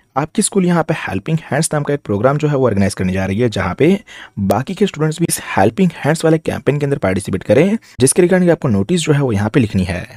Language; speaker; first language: Hindi; non-native, local second language; Gujarati